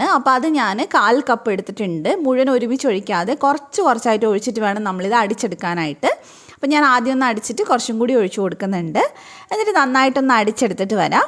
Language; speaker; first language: Malayalam; native; Malayalam